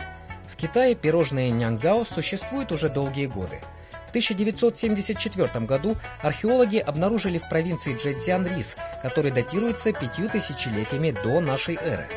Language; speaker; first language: Russian; native; Russian